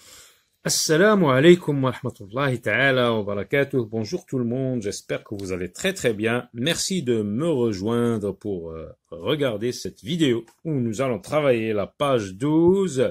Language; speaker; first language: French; non-native, local second language; Arabic